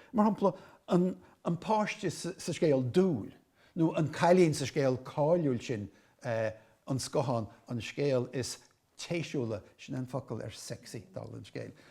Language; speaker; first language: Irish; native; Irish